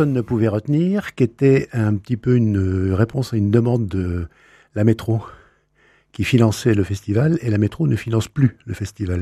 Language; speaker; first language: French; native; French